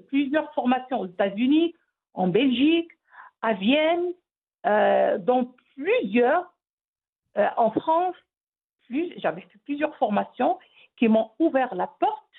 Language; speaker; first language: French; non-native, local second language; Arabic